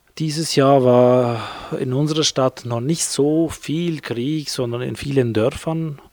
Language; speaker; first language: German; non-native, fluent; Albanian